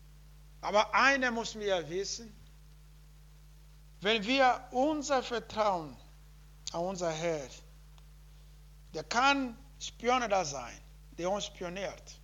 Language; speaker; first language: German; non-native, learner; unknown